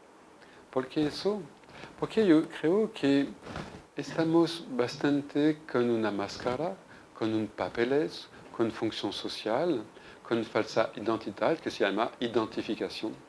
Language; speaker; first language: Spanish; non-native, fluent; French